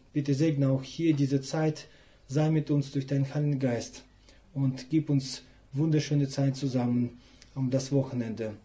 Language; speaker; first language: German; non-native, fluent; Russian